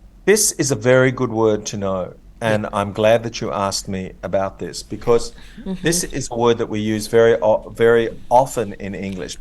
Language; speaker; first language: English; native; English